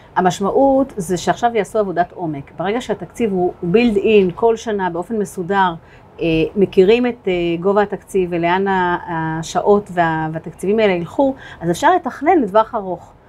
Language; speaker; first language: Hebrew; native; Hebrew